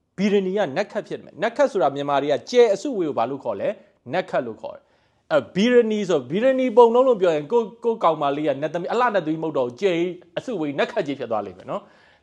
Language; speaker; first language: Burmese; native; Burmese